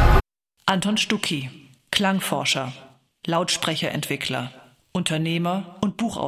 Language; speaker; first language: German; native; German